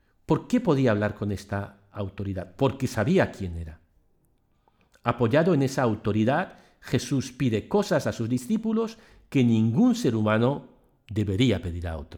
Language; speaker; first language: Spanish; native; Spanish